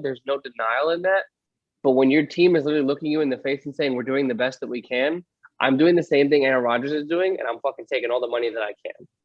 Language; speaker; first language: English; native; English